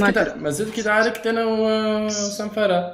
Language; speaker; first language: Arabic; native; Arabic